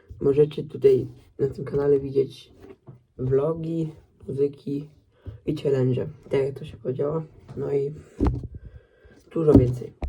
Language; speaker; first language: Polish; early bilingual, heritage; Polish